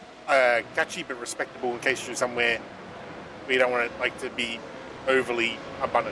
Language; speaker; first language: English; native; English